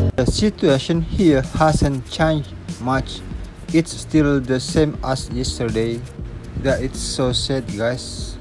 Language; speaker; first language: English; non-native, local second language; Indonesian